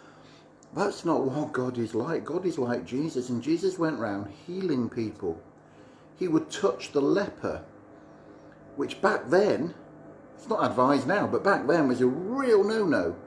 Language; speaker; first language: English; native; English